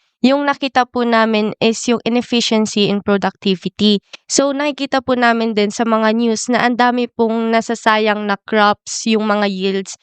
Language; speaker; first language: Filipino; native; Filipino